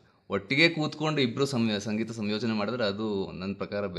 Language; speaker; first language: Kannada; native; Kannada